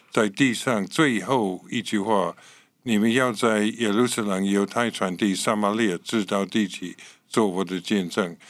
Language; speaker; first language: Chinese; non-native, fluent; English